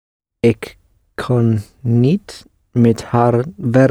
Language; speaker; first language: Dutch; non-native, learner; English